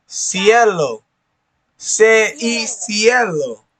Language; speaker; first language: Spanish; non-native, learner; English